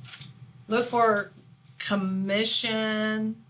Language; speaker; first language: English; native; English